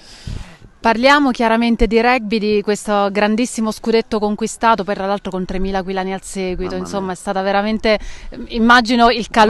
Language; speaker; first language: Italian; native; Italian